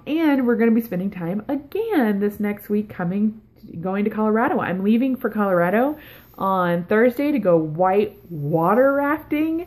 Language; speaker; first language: English; native; English